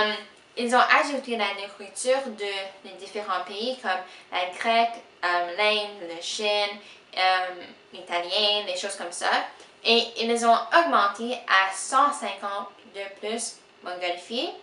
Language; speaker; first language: French; non-native, local second language; English